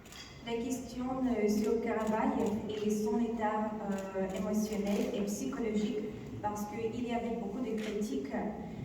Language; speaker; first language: French; non-native, fluent; Ukrainian